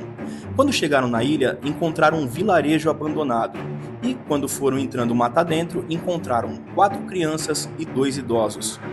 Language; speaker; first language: Portuguese; native; Portuguese